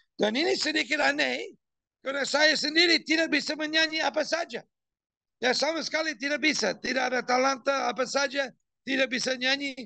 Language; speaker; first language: Indonesian; non-native, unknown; English